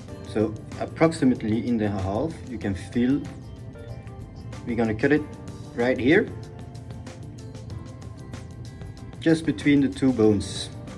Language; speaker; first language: English; non-native, fluent; French